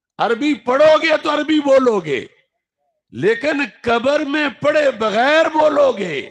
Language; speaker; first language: Urdu; non-native, local second language; Punjabi